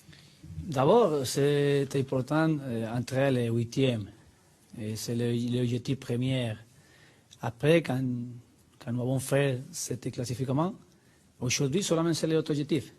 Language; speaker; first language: French; non-native, learner; Spanish